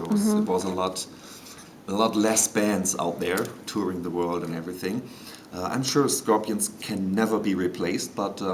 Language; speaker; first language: English; non-native, fluent; German